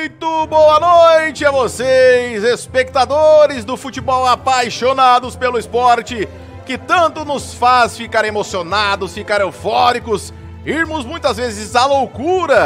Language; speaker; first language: Portuguese; native; Portuguese